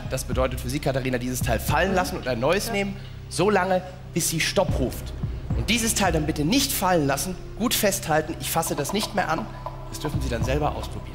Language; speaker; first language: German; native; German